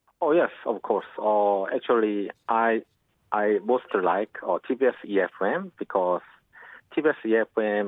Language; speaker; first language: English; non-native, learner; Korean